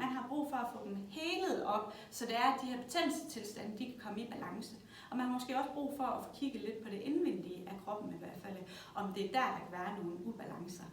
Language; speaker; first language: Danish; native; Danish